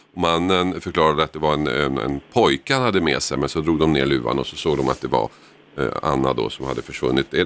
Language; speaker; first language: Swedish; native; Swedish